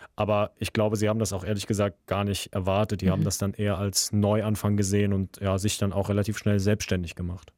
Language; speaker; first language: German; early bilingual, other home language; Russian